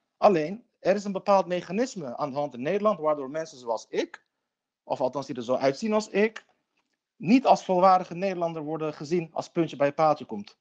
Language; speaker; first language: Dutch; early bilingual, other home language; Turkish